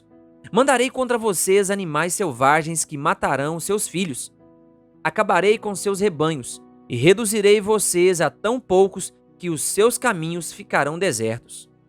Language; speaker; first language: Portuguese; native; Portuguese